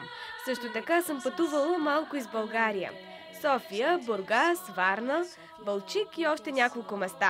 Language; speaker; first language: Bulgarian; non-native, fluent; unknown